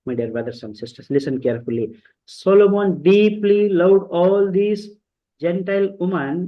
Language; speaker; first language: English; non-native, local second language; Telugu